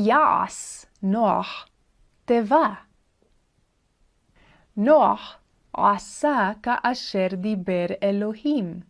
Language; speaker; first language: Hebrew; non-native, learner; Indonesian